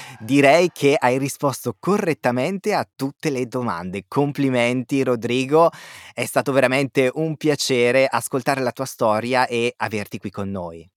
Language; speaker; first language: Italian; native; Italian